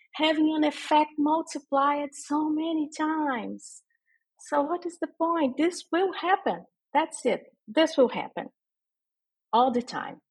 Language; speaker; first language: English; non-native, fluent; Portuguese